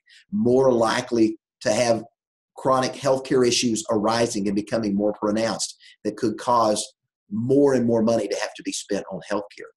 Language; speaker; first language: English; native; English